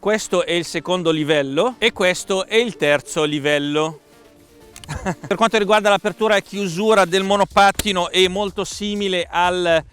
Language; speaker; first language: Italian; native; Italian